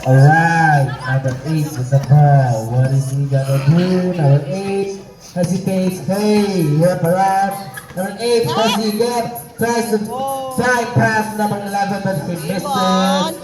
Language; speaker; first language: English; non-native, local second language; Indonesian